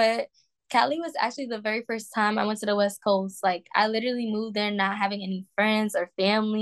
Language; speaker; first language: English; native; English